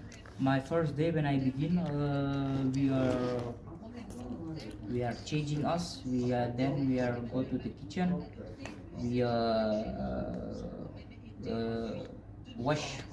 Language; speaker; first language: English; non-native, learner; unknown